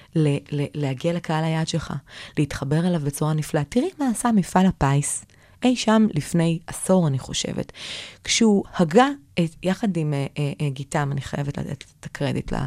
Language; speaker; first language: Hebrew; native; Hebrew